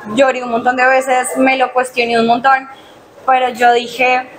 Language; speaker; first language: Spanish; native; Spanish